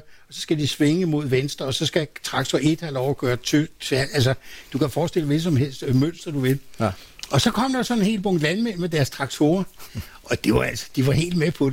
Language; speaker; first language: Danish; native; Danish